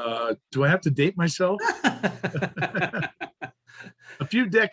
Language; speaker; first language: English; native; English